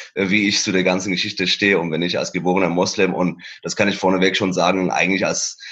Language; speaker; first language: German; early bilingual, other home language; Persian